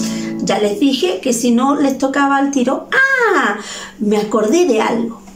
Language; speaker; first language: Spanish; native; Spanish